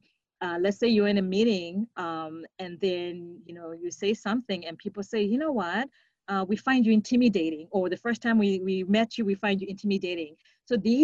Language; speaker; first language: English; non-native, local second language; Shona